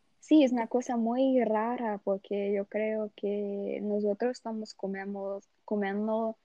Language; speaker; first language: Spanish; non-native, learner; Portuguese